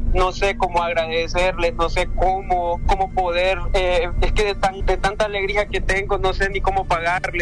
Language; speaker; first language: Spanish; native; Spanish